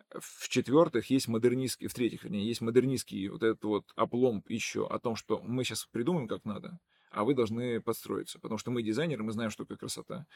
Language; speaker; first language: Russian; non-native, local second language; Udmurt